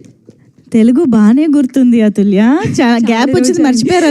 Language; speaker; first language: Telugu; native; Telugu